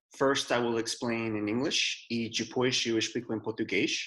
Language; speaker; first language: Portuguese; non-native, fluent; English